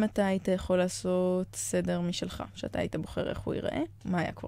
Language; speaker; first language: Hebrew; native; Hebrew